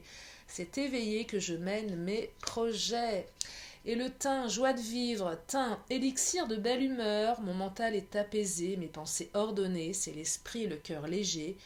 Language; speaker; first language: French; native; French